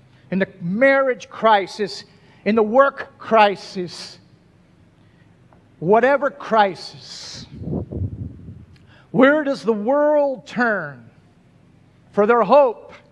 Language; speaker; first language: English; native; English